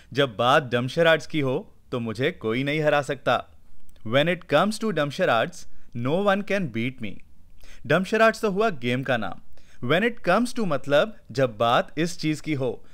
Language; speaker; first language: Hindi; native; Hindi